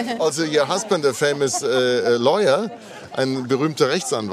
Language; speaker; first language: German; native; German